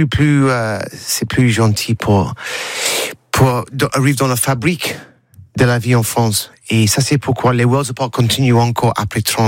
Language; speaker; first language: French; non-native, learner; English